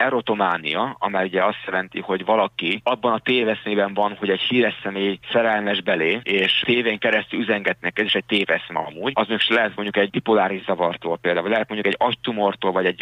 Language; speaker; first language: Hungarian; native; Hungarian